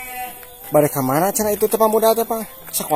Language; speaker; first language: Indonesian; non-native, local second language; Sundanese